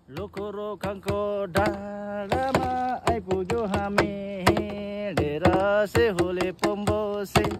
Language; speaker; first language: Nepali; non-native, local second language; Sherpa